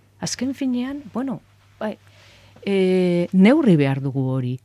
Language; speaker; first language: Basque; non-native, local second language; Spanish